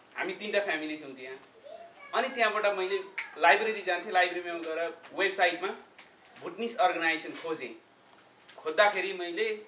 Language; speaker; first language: Nepali; native; Nepali